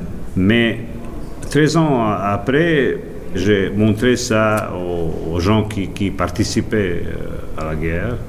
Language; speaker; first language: French; non-native, fluent; Serbian